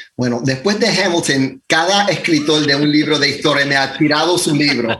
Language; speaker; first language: Spanish; early bilingual, other home language; English